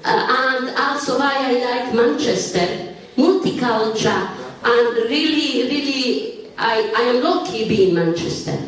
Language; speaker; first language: English; non-native, learner; Bosnian